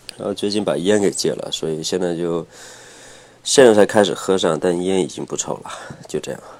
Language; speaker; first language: Chinese; native; Chinese